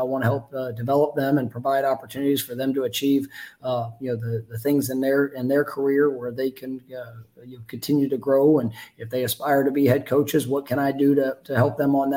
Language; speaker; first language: English; native; English